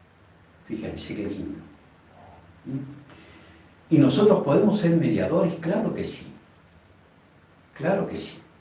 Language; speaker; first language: Spanish; native; Spanish